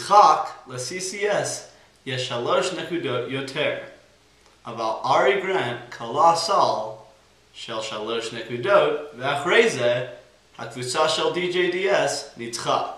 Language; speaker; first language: Hebrew; non-native, learner; English